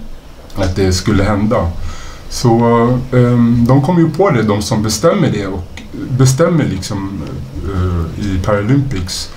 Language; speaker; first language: Swedish; native; Swedish